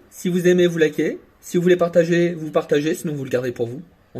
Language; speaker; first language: French; native; French